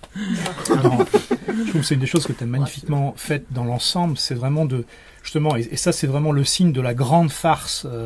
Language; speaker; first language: French; native; French